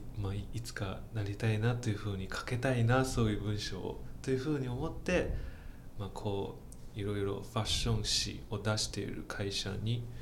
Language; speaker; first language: Japanese; non-native, fluent; Chinese